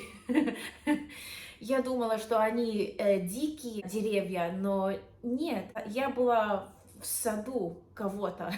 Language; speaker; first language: Russian; non-native, learner; English